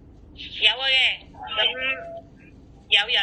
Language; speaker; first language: Cantonese; non-native, learner; Indonesian